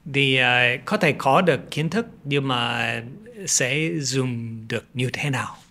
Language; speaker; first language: Vietnamese; non-native, fluent; English